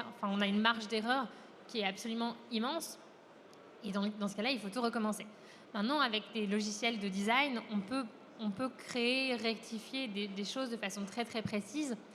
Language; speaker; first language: French; native; French